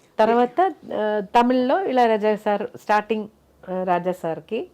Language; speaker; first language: Telugu; non-native, local second language; Malayalam